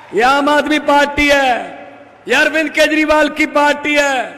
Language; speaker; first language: Hindi; native; Hindi